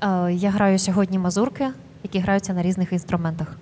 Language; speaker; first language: Ukrainian; native; Ukrainian